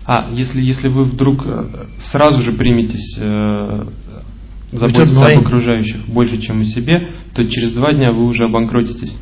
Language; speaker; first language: Russian; native; Russian